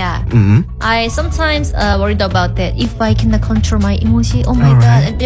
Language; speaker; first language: English; non-native, learner; Korean